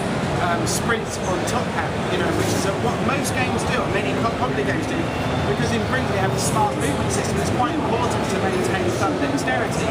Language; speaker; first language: English; native; English